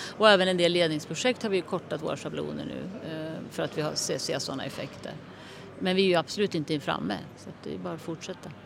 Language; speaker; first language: Swedish; native; Swedish